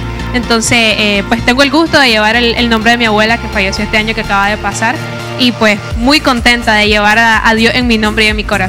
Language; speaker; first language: Spanish; native; Spanish